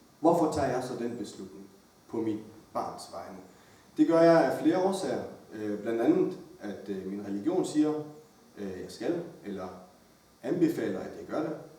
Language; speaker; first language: Danish; early bilingual, other home language; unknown